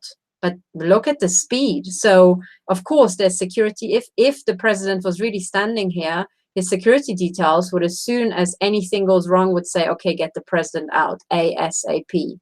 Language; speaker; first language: English; non-native, fluent; Romanian